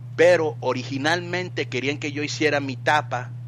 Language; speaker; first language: Spanish; early bilingual, heritage; Spanish